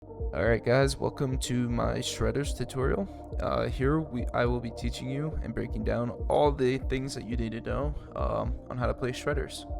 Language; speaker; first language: English; native; English